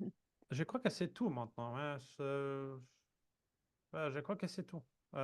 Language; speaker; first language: French; non-native, fluent; Portuguese